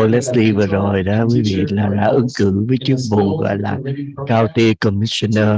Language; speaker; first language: Vietnamese; native; Vietnamese